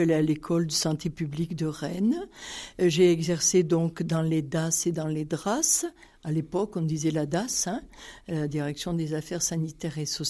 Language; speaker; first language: French; native; French